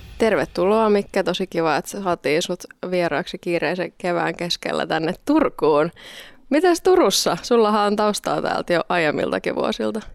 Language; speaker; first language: Finnish; native; Finnish